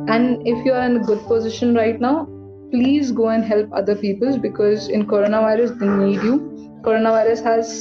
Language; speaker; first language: English; non-native, local second language; Hindi